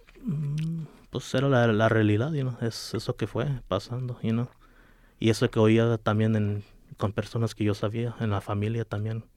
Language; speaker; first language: Spanish; early bilingual, heritage; Spanish